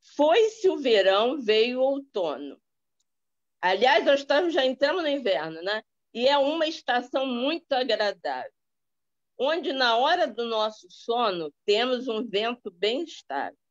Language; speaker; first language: Portuguese; native; Portuguese